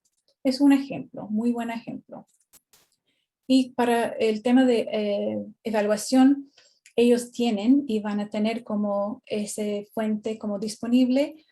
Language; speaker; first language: Spanish; non-native, fluent; English